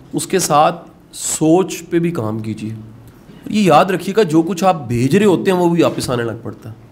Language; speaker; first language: Urdu; native; Urdu